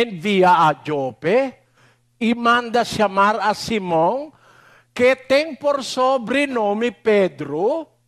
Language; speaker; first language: Portuguese; non-native, learner; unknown